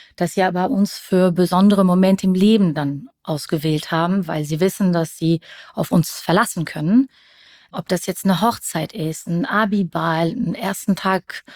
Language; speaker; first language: German; early bilingual, other home language; French